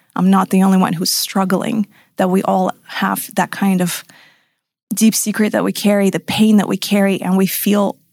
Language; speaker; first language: English; non-native, fluent; Russian